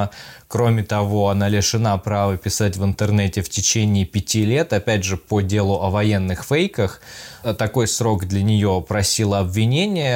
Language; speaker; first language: Russian; native; Russian